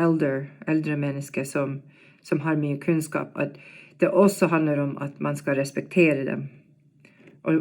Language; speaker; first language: Norwegian; non-native, fluent; English